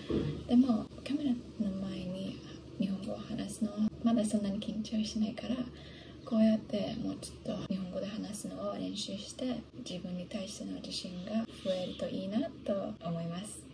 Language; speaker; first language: Japanese; early bilingual, heritage; English